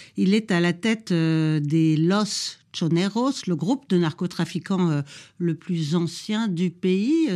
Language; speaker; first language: French; native; French